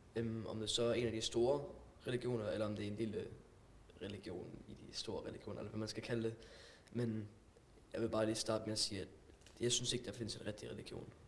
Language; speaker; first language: Danish; non-native, local second language; German